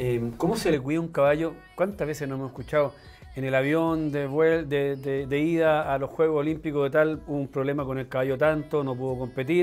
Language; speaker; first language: Spanish; native; Spanish